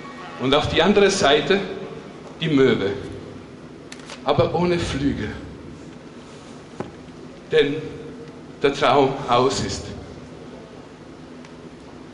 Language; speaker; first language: German; non-native, fluent; Italian